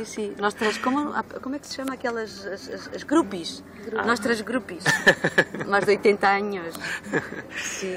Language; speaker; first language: Spanish; non-native, learner; Portuguese